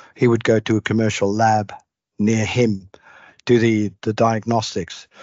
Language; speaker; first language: English; non-native, fluent; Dutch